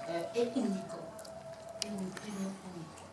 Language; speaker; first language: Italian; non-native, fluent; French